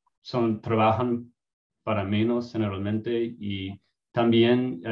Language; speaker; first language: Spanish; non-native, fluent; English